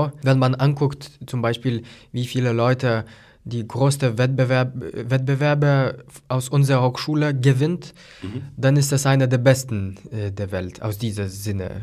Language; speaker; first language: German; non-native, fluent; Lithuanian